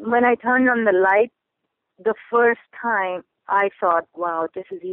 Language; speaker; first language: English; non-native, local second language; Urdu